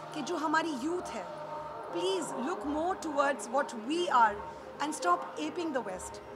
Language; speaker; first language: Hindi; native; Hindi